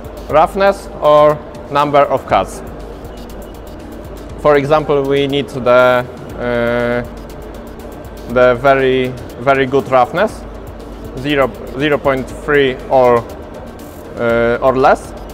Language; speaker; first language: English; non-native, learner; Polish